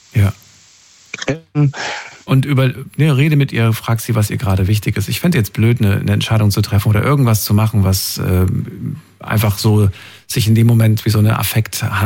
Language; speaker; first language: German; native; German